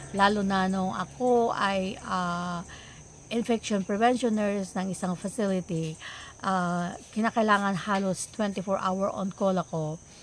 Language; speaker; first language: Filipino; non-native, local second language; Iloko